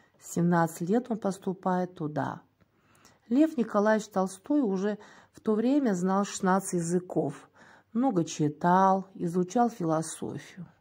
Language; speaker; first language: Russian; non-native, local second language; Kyrgyz